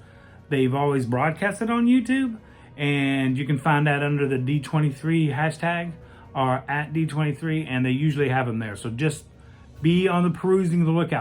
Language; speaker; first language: English; native; English